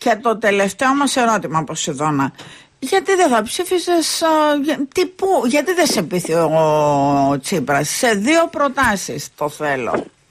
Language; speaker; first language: Greek; native; Greek